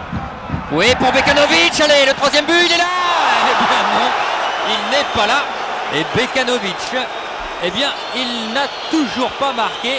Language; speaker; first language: French; native; French